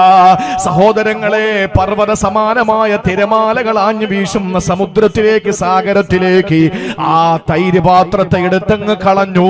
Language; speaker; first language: Malayalam; native; Malayalam